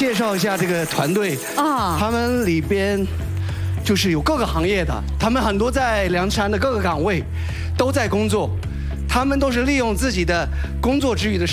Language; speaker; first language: Chinese; native; Chinese